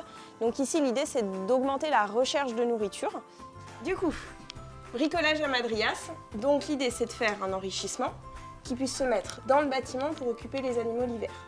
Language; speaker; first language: French; native; French